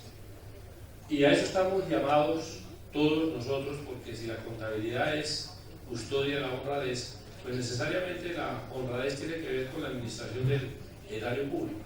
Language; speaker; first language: Spanish; native; Spanish